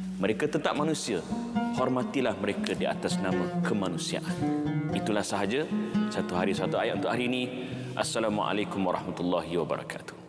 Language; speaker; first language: Malay; native; Malay